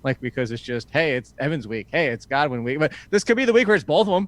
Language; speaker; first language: English; native; English